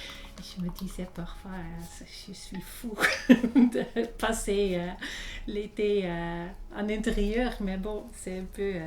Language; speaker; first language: French; non-native, fluent; Dutch